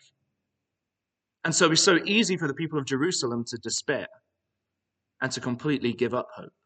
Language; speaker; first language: English; native; English